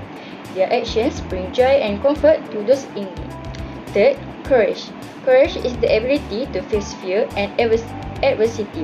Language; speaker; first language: English; non-native, local second language; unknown